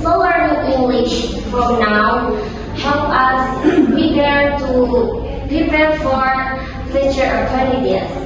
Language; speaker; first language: English; non-native, learner; Indonesian